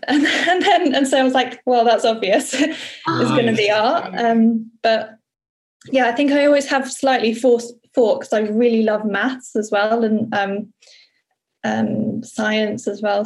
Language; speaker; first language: English; native; English